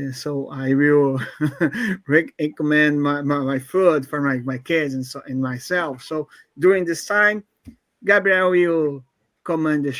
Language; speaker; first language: English; non-native, fluent; Portuguese